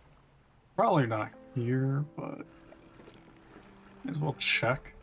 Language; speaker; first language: English; native; English